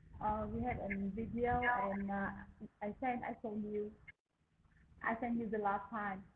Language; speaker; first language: English; non-native, learner; Vietnamese